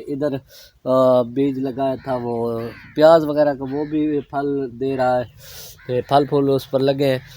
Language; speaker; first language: Urdu; non-native, local second language; Saraiki